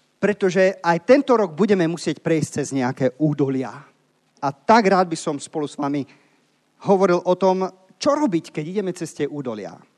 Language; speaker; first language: Slovak; native; Slovak